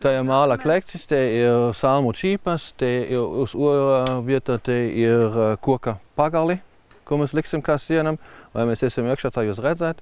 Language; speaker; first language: Latvian; non-native, learner; German